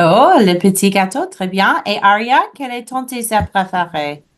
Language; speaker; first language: French; non-native, fluent; English